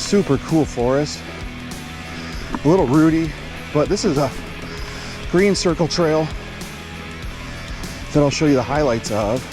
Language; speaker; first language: English; native; English